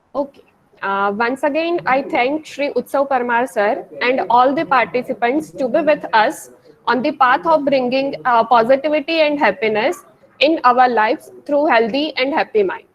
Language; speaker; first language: English; non-native, local second language; Gujarati